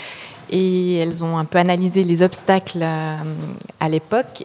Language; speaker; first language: French; native; French